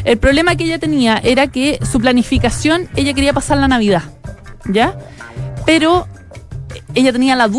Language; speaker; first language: Spanish; native; Spanish